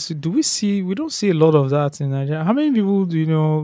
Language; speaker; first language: English; non-native, local second language; Yoruba